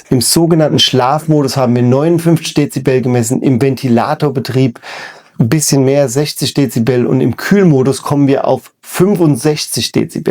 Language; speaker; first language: German; native; German